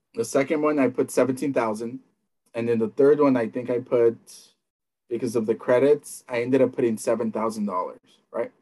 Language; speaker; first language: English; native; English